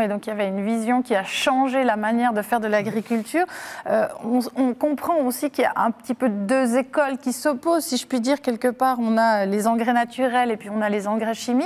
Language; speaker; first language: French; native; French